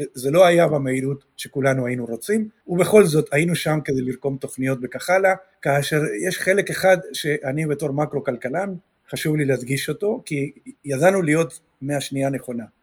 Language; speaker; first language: Hebrew; non-native, fluent; Spanish